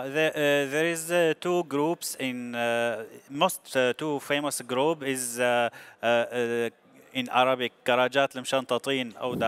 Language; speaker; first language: English; non-native, learner; Arabic